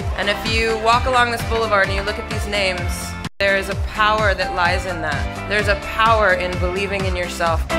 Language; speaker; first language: English; native; English